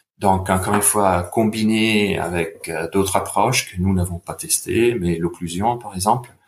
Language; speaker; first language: French; non-native, fluent; Italian